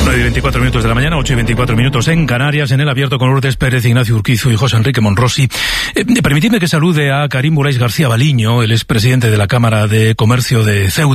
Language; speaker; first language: Spanish; native; Spanish